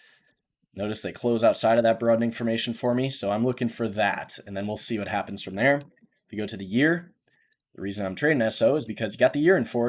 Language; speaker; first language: English; native; English